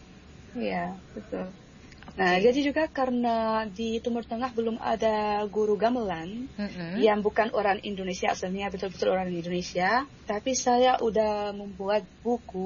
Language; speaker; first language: Indonesian; non-native, fluent; Arabic